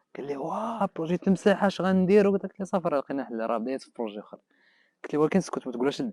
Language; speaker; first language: Arabic; native; Arabic